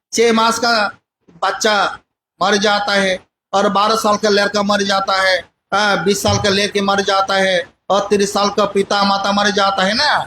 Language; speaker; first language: Hindi; non-native, local second language; Bangla